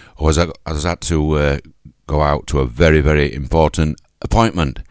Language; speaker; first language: English; native; English